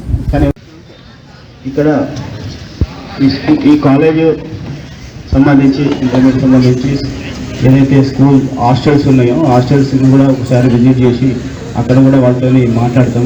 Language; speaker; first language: Telugu; native; Telugu